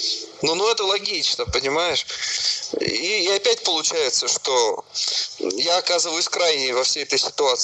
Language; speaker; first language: Russian; native; Russian